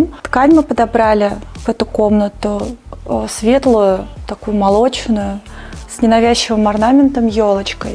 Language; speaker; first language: Russian; native; Russian